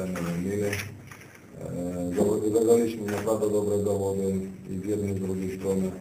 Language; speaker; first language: Polish; non-native, fluent; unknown